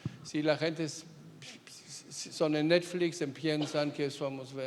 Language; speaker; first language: Spanish; non-native, fluent; German